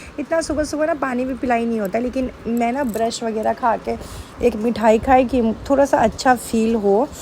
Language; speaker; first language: Hindi; native; Hindi